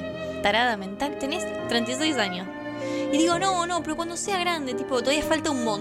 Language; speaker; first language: Spanish; native; Spanish